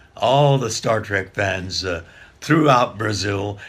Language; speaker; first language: English; native; English